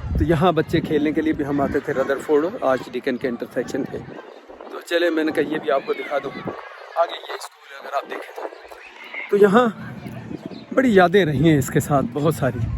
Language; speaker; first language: Urdu; native; Urdu